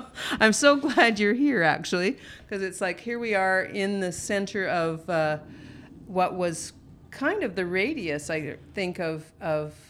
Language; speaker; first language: English; native; English